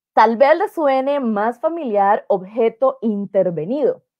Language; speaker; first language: Spanish; native; Spanish